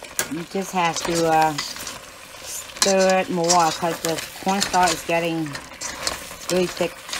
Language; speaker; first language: English; non-native, fluent; Vietnamese